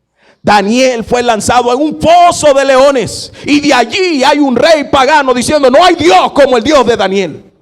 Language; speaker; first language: Spanish; native; Spanish